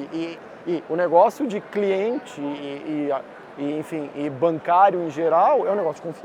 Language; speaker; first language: Portuguese; native; Portuguese